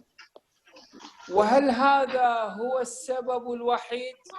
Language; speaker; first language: Arabic; non-native, fluent; Turkish